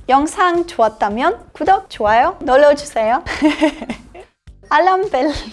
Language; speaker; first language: Korean; non-native, learner; Serbian